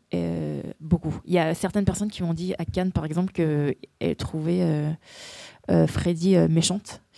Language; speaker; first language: French; early bilingual, other home language; Korean